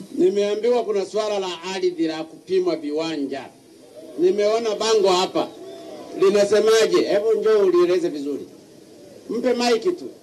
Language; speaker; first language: Swahili; native; Swahili